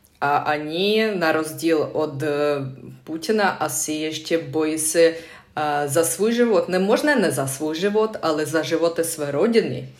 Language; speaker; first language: Czech; non-native, fluent; Russian